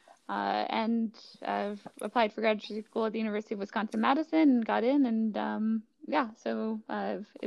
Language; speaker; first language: English; native; English